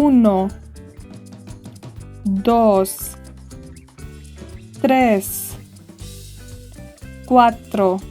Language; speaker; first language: Spanish; non-native, fluent; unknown